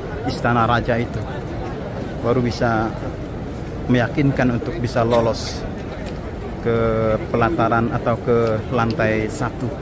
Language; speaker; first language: Indonesian; native; Indonesian